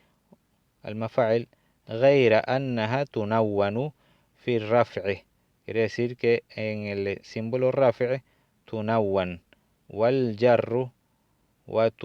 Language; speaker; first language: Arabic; non-native, fluent; Spanish